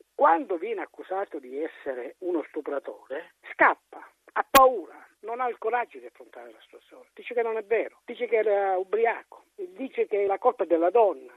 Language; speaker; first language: Italian; native; Italian